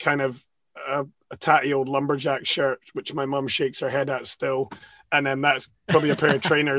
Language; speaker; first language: English; native; English